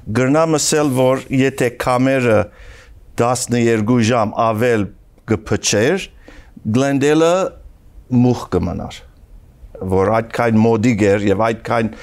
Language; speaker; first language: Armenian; early bilingual, heritage; Armenian